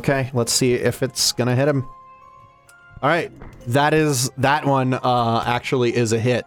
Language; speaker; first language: English; native; English